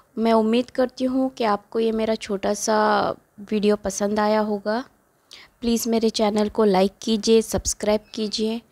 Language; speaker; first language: Hindi; non-native, local second language; Konkani